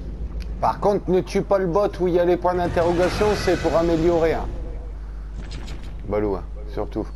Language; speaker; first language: French; native; French